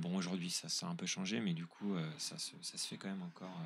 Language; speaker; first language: French; native; French